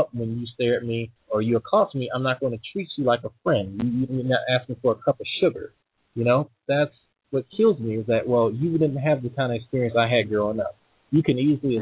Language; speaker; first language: English; native; English